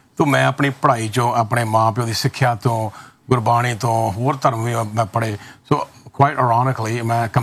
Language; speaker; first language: Punjabi; early bilingual, heritage; Punjabi